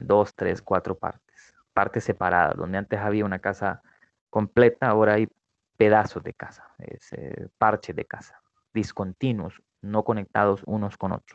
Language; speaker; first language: Spanish; native; Spanish